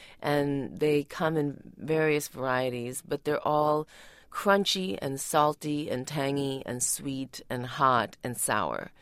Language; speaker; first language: English; early bilingual, other home language; Tamil